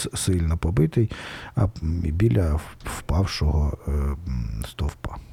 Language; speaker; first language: Ukrainian; native; Ukrainian